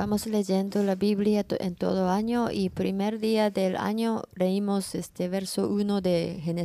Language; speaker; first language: Spanish; non-native, learner; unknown